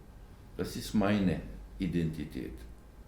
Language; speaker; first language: German; non-native, learner; Slovenian